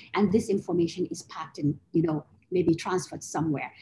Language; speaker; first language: English; non-native, local second language; Hausa